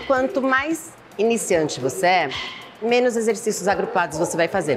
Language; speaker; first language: Portuguese; native; Portuguese